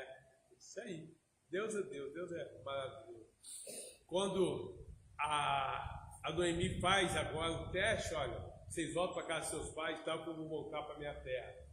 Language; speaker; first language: Portuguese; native; Portuguese